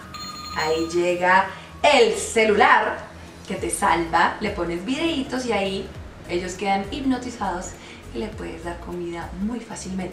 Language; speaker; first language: Spanish; native; Spanish